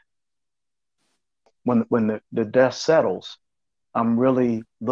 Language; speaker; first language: English; native; English